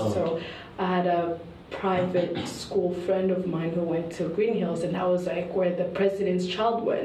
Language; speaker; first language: English; non-native, local second language; Kinyarwanda